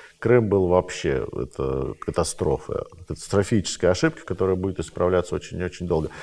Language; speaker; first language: Russian; native; Russian